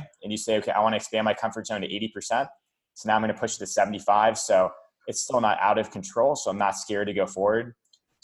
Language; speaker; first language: English; native; English